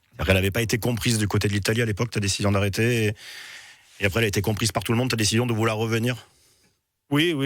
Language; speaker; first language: French; native; French